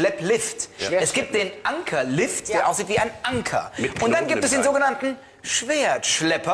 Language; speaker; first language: German; native; German